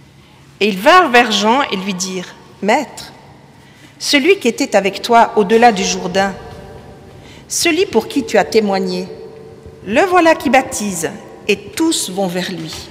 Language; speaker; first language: French; native; French